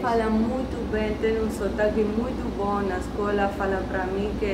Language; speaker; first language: Portuguese; non-native, learner; Spanish